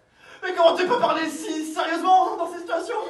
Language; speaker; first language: French; native; French